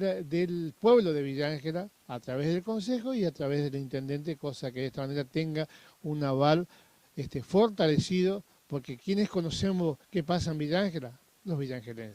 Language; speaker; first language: Spanish; native; Spanish